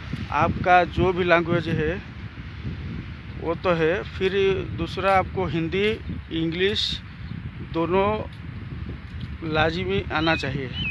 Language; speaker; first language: Hindi; non-native, local second language; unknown